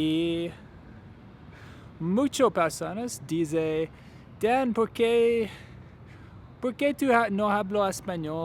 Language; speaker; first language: Spanish; non-native, learner; English